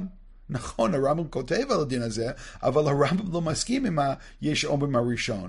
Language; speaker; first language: Hebrew; non-native, fluent; English